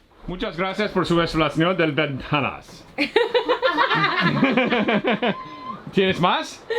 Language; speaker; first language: Spanish; non-native, learner; English